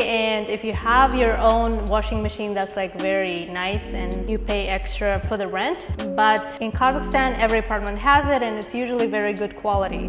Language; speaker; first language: English; non-native, fluent; Kazakh